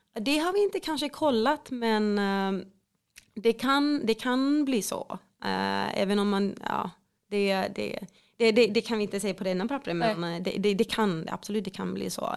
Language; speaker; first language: Swedish; non-native, fluent; Finnish